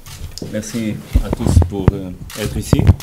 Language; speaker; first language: French; non-native, learner; Portuguese